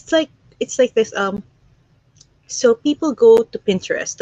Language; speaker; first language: English; non-native, local second language; Filipino